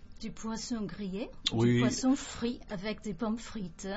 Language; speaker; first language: French; non-native, fluent; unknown